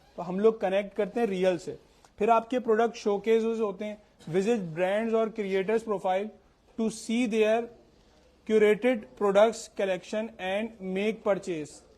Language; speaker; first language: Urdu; native; Urdu